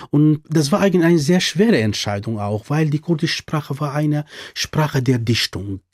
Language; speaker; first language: German; non-native, fluent; Arabic